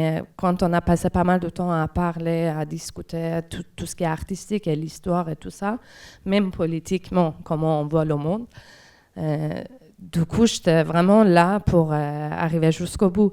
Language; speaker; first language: French; non-native, fluent; Persian